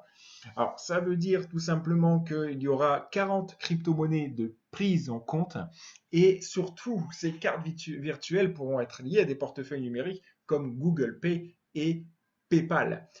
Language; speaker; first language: French; native; French